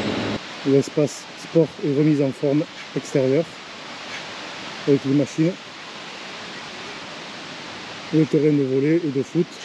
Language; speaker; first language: French; native; French